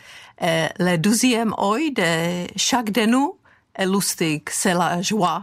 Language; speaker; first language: French; non-native, fluent; Czech